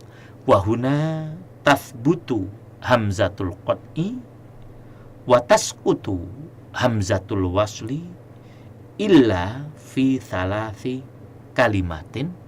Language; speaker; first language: Arabic; non-native, fluent; Indonesian